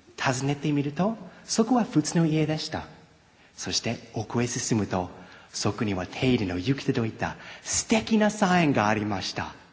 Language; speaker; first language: Japanese; non-native, fluent; English